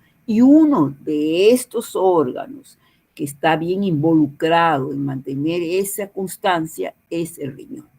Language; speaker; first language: Spanish; native; Spanish